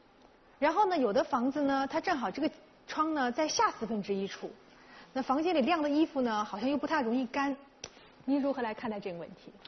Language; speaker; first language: Chinese; native; Chinese